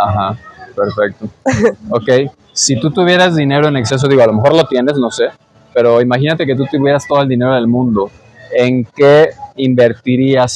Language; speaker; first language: Spanish; native; Spanish